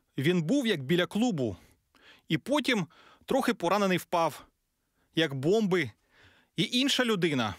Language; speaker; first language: Ukrainian; non-native, fluent; English